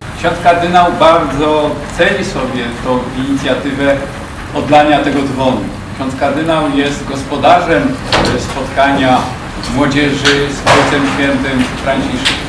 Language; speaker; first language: Polish; native; Polish